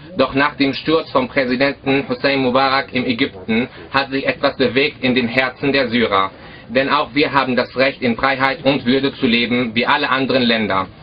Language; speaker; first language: German; early bilingual, other home language; Arabic